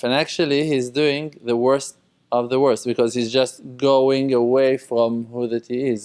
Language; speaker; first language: English; non-native, fluent; Hebrew